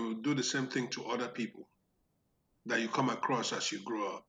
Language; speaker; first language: English; non-native, local second language; Igbo